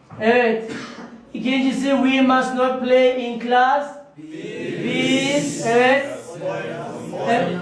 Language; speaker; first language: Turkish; non-native, fluent; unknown